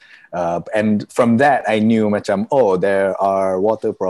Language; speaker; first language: English; non-native, local second language; Malay